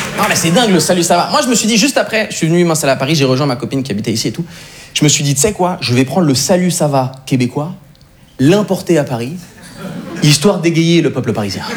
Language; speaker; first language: French; native; French